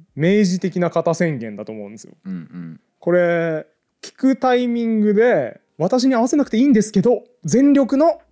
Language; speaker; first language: Japanese; native; Japanese